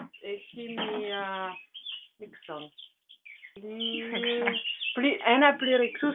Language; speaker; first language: Greek; non-native, learner; German